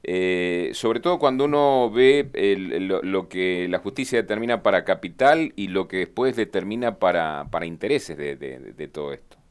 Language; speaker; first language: Spanish; native; Spanish